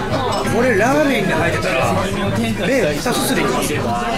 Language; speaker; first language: Japanese; native; Japanese